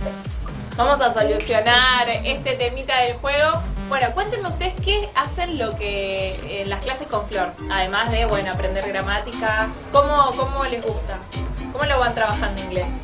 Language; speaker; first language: Spanish; native; Spanish